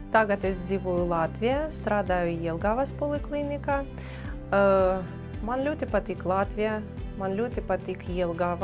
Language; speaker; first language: Latvian; non-native, learner; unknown